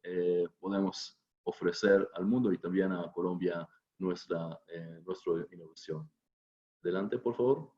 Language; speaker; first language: Spanish; non-native, fluent; Hebrew